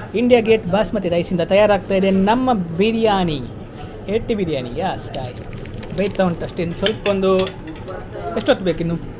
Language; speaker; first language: Kannada; non-native, local second language; Tulu